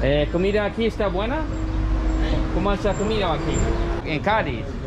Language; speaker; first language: Spanish; non-native, learner; English